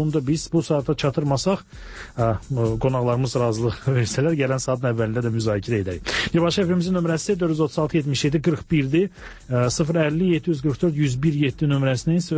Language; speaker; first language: Azerbaijani; native; Azerbaijani